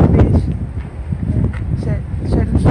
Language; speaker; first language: French; non-native, learner; Estonian